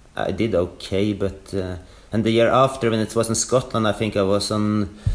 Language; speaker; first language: English; non-native, fluent; Norwegian